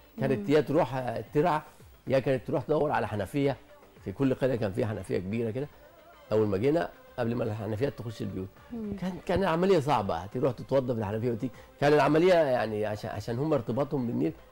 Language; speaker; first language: Egyptian Arabic; non-native, local second language; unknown